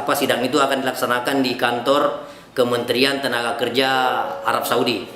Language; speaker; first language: Indonesian; non-native, local second language; Buginese